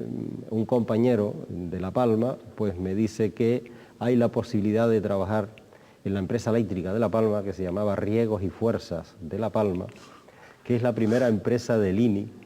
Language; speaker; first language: Spanish; native; Spanish